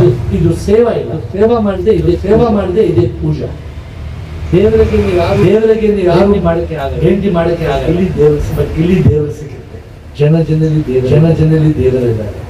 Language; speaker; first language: Kannada; non-native, local second language; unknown